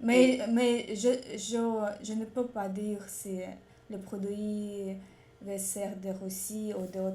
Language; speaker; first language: French; non-native, learner; Russian